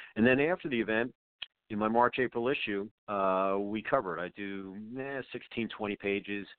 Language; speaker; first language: English; native; English